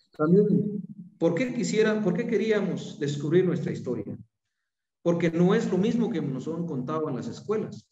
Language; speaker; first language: Spanish; non-native, local second language; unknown